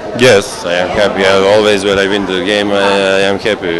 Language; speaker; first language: English; non-native, fluent; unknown